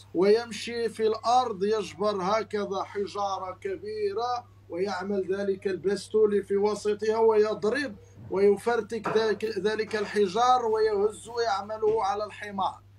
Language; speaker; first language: Arabic; non-native, local second language; Riffian